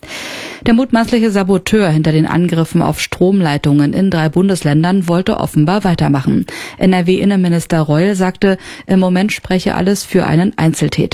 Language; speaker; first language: German; native; German